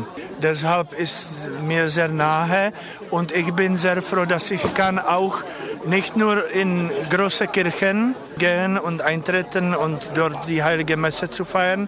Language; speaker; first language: German; non-native, fluent; Czech